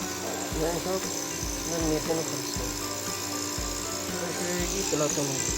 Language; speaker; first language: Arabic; non-native, learner; Punjabi